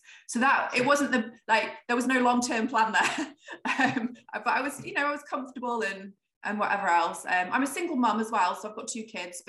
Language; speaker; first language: English; native; English